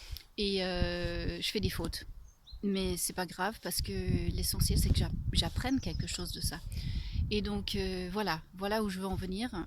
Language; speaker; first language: French; non-native, fluent; English